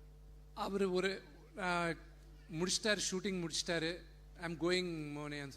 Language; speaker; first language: Tamil; non-native, local second language; Telugu